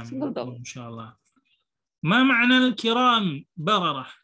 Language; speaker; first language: Arabic; non-native, fluent; Indonesian